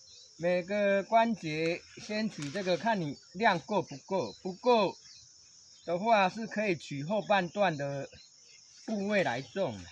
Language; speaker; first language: Chinese; non-native, local second language; Min Nan Chinese